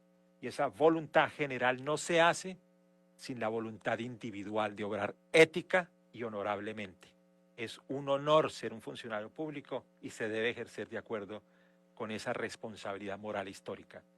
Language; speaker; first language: Spanish; native; Spanish